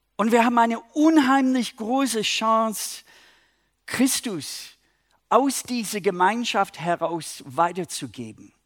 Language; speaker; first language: German; non-native, fluent; English